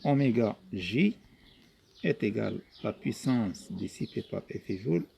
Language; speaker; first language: French; non-native, local second language; Arabic